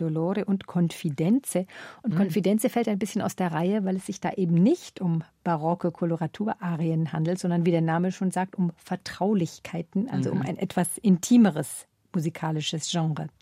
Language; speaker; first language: German; native; German